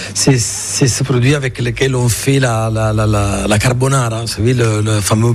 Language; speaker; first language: French; non-native, fluent; Italian